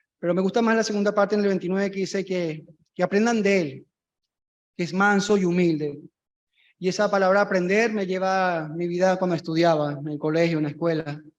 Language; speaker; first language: Spanish; native; Spanish